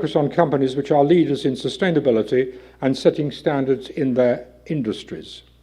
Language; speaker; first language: English; native; English